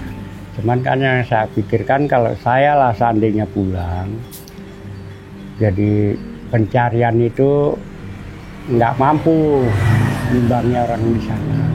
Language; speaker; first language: Indonesian; non-native, local second language; Balinese